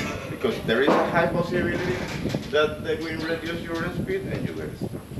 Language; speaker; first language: English; non-native, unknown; Spanish